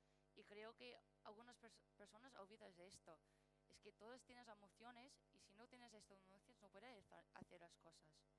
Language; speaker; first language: Spanish; non-native, learner; English